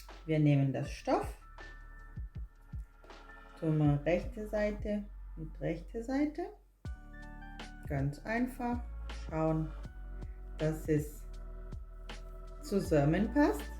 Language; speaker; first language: German; non-native, fluent; Portuguese